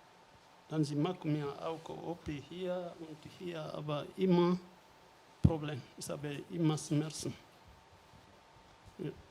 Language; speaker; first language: German; non-native, learner; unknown